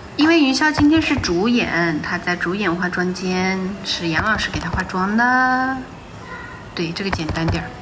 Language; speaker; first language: Chinese; native; Chinese